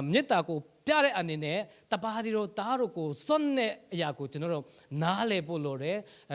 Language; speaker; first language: Burmese; non-native, local second language; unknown